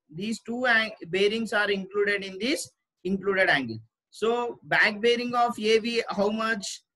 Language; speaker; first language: English; non-native, local second language; Telugu